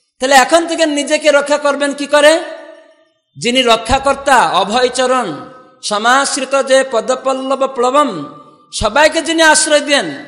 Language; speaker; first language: Bangla; non-native, fluent; Odia